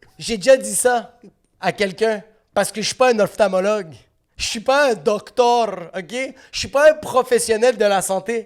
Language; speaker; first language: French; native; French